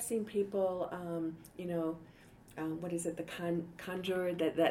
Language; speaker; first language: English; native; English